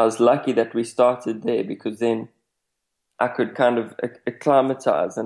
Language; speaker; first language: English; native; English